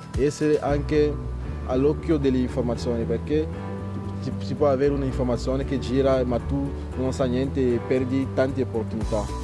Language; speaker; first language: Italian; non-native, fluent; French